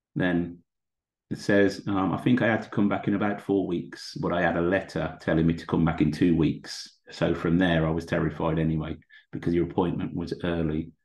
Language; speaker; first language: English; native; English